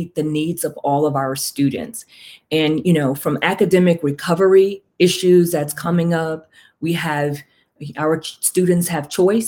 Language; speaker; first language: English; native; English